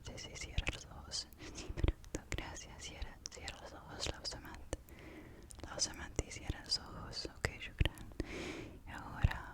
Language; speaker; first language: Spanish; non-native, learner; English